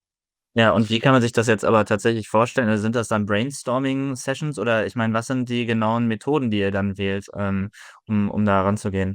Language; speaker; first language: German; native; German